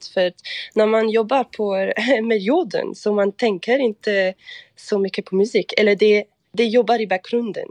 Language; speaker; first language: Swedish; non-native, fluent; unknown